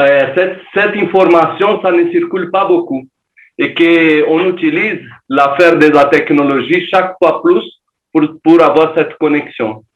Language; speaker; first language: French; non-native, learner; Portuguese